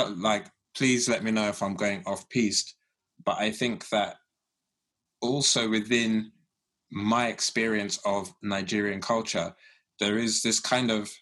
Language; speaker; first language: English; early bilingual, other home language; Yoruba